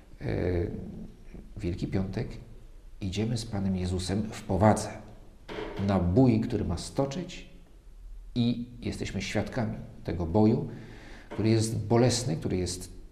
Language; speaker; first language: Polish; native; Polish